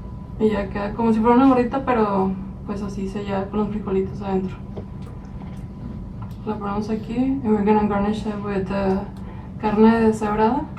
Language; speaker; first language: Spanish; early bilingual, other home language; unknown